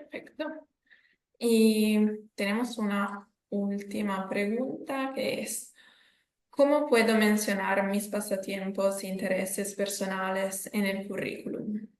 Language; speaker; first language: Spanish; non-native, fluent; Italian